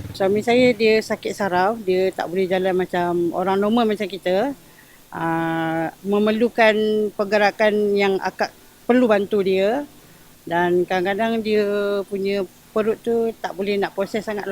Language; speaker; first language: Malay; native; Malay